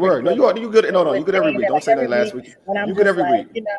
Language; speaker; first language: English; native; English